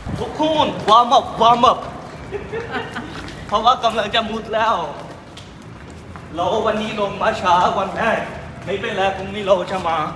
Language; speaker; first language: Thai; non-native, learner; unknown